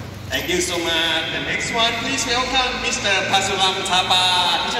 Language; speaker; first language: English; non-native, fluent; Thai